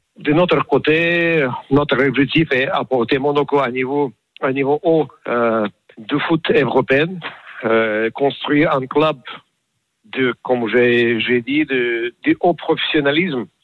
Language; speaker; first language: French; non-native, learner; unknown